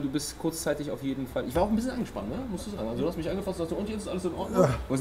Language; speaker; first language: German; native; German